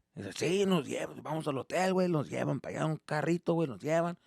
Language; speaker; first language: Spanish; early bilingual, heritage; Spanish